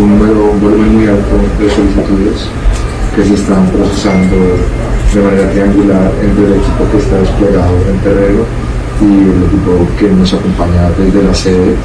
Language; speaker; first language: Spanish; native; Spanish